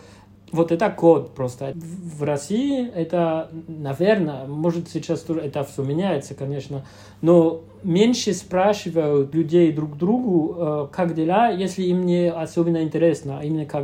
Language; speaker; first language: Russian; non-native, fluent; French